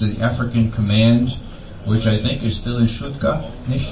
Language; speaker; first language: English; native; English